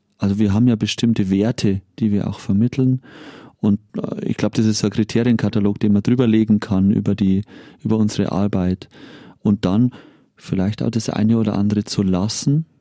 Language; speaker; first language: German; native; German